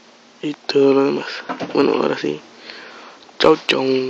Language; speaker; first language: Spanish; native; Spanish